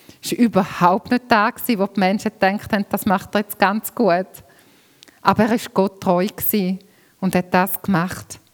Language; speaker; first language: German; native; German